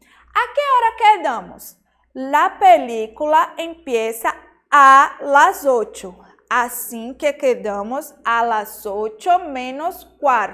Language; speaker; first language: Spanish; non-native, fluent; Portuguese